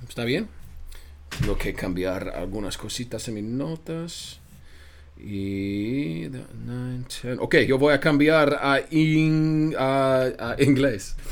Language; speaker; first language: Spanish; non-native, fluent; English